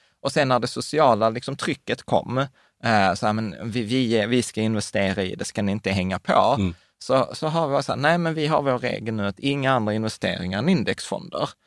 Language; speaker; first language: Swedish; native; Swedish